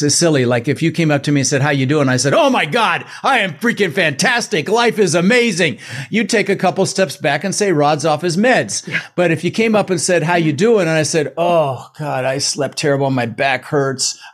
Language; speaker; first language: English; early bilingual, other home language; Dutch